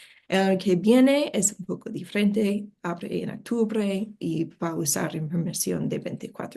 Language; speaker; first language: Spanish; non-native, fluent; English